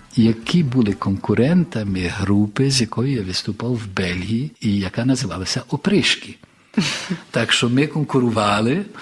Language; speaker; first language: Ukrainian; early bilingual, heritage; Ukrainian